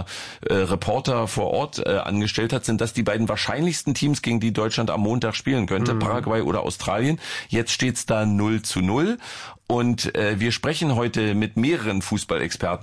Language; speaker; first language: German; native; German